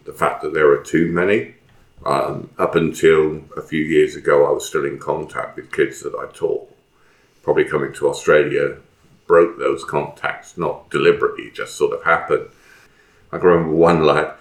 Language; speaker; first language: English; native; English